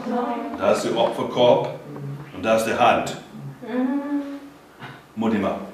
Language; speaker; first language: German; non-native, fluent; English